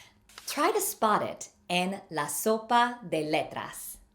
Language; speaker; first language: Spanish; non-native, fluent; English